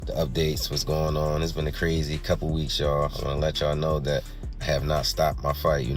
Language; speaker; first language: English; native; English